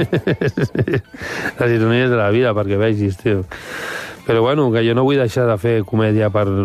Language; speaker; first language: Catalan; non-native, local second language; Spanish